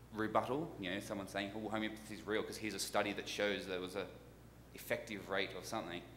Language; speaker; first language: English; native; English